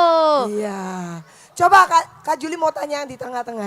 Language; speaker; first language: Indonesian; native; Indonesian